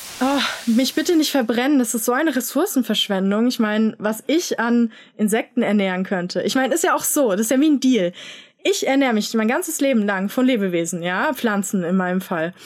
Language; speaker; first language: German; native; German